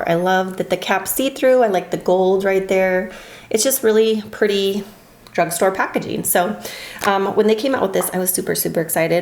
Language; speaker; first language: English; native; English